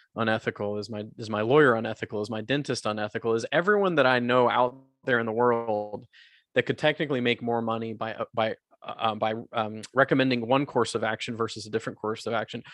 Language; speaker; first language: English; native; English